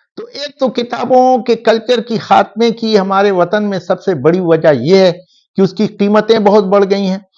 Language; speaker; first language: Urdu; non-native, local second language; Pashto